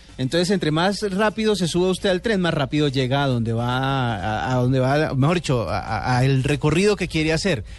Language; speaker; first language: Spanish; native; Spanish